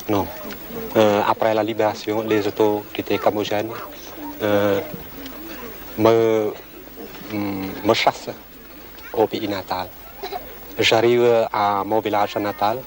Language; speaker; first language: French; non-native, learner; Khmer